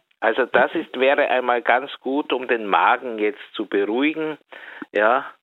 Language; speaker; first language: German; native; German